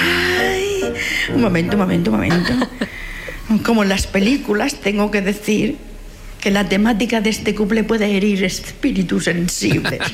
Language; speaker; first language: Spanish; native; Spanish